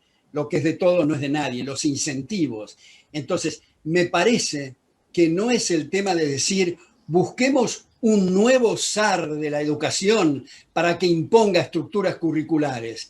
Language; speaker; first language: Spanish; native; Spanish